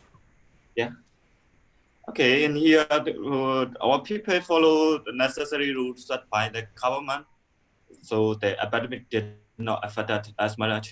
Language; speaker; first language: English; non-native, learner; Burmese